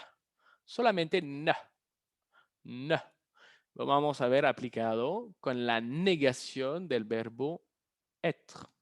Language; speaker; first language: Spanish; non-native, fluent; French